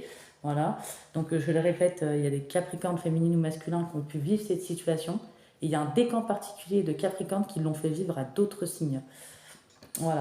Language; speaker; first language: French; native; French